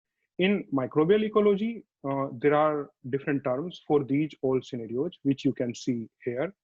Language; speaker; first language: English; non-native, fluent; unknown